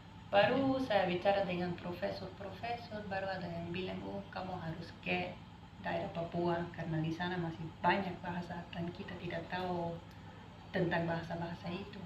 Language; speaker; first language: Indonesian; non-native, fluent; Dutch